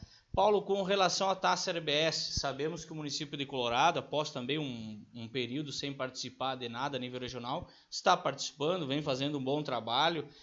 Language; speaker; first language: Portuguese; native; Portuguese